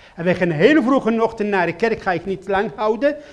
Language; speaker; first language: Dutch; non-native, fluent; Arabic